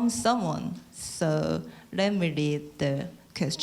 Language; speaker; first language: English; non-native, learner; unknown